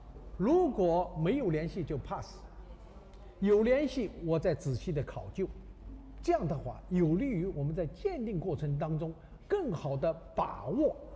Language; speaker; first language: Chinese; native; Chinese